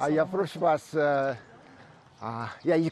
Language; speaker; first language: Russian; non-native, learner; Korean